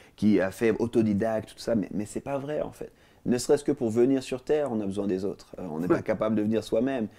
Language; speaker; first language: French; native; French